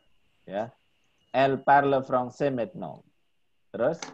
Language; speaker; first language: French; non-native, fluent; Indonesian